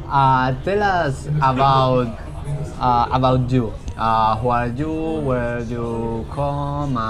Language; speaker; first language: English; non-native, learner; Spanish